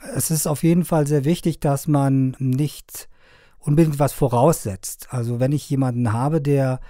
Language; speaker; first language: German; non-native, fluent; Persian